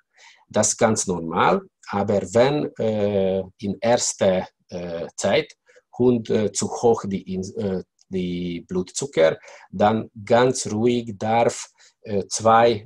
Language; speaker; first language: German; non-native, learner; Hungarian